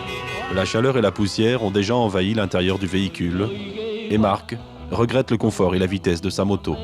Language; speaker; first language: French; native; French